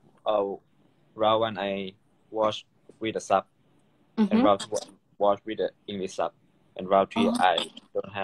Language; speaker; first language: English; non-native, learner; Thai